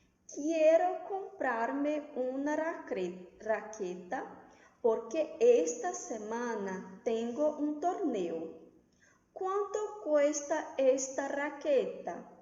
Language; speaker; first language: Spanish; non-native, fluent; Portuguese